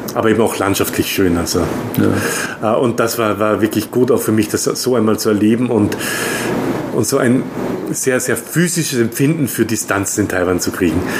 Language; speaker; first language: German; native; German